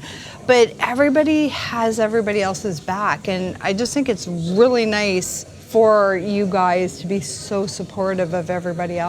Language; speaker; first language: English; native; English